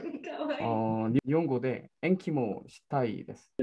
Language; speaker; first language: Japanese; non-native, learner; Korean